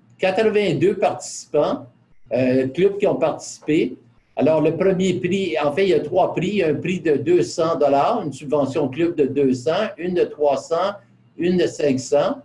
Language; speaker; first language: French; native; French